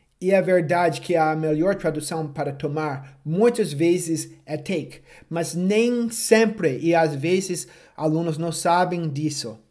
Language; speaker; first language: Portuguese; non-native, fluent; English